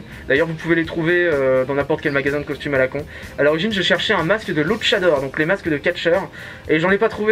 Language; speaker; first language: French; native; French